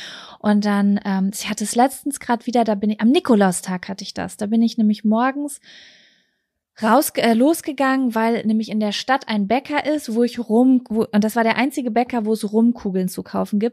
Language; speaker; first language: German; native; German